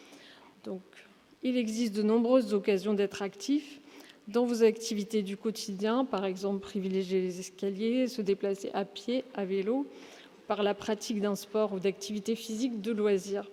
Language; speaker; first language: French; native; French